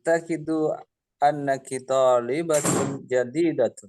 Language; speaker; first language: Arabic; non-native, learner; Indonesian